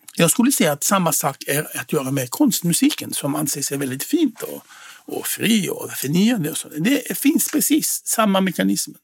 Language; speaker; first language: Swedish; non-native, fluent; Hebrew